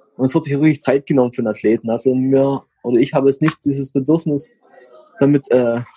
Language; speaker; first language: German; native; German